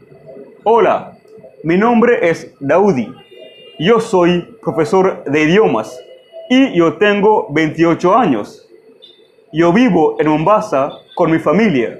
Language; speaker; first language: Spanish; non-native, fluent; Swahili